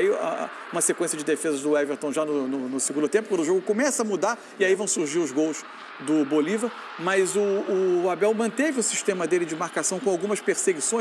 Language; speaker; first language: Portuguese; native; Portuguese